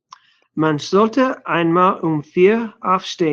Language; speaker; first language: German; non-native, learner; English